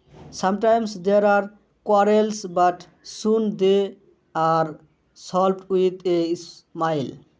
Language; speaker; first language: English; non-native, local second language; Bangla